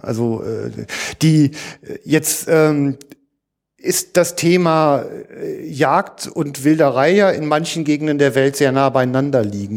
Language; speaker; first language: German; native; German